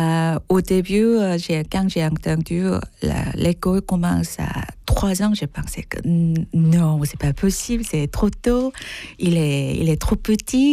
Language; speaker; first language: French; non-native, fluent; Korean